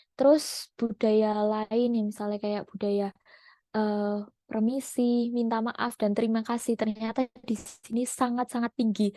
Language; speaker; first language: Indonesian; native; Indonesian